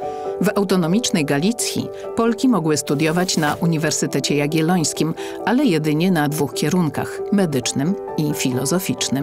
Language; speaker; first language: Polish; native; Polish